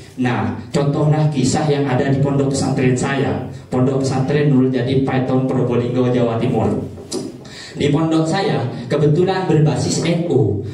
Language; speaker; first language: Indonesian; native; Indonesian